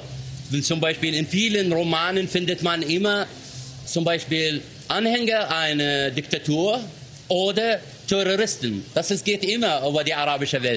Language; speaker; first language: German; non-native, fluent; Arabic